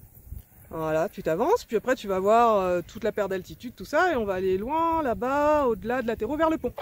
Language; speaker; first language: French; native; French